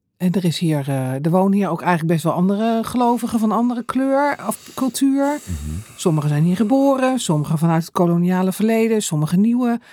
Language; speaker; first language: Dutch; native; Dutch